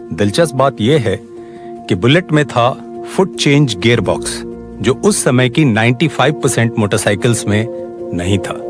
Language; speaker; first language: Hindi; native; Hindi